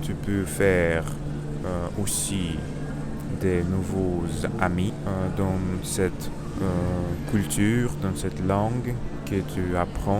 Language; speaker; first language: French; non-native, learner; Russian